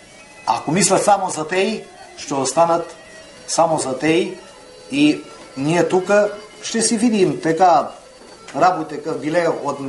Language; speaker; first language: Bulgarian; early bilingual, heritage; Bulgarian